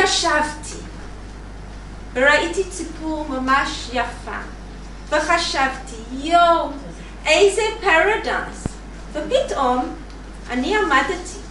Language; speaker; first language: Hebrew; non-native, learner; English